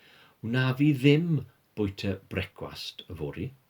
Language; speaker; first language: Welsh; non-native, fluent; English